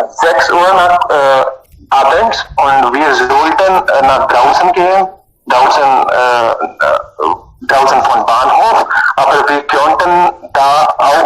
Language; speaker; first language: German; non-native, learner; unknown